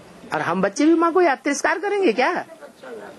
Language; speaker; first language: Hindi; native; Hindi